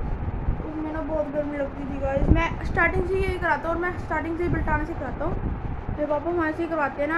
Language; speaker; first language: Hindi; native; Hindi